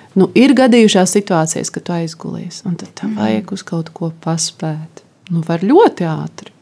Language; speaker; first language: Latvian; native; Latvian